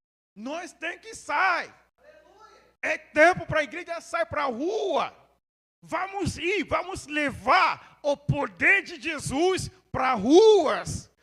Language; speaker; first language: Portuguese; non-native, learner; Yoruba